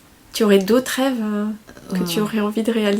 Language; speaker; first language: French; native; French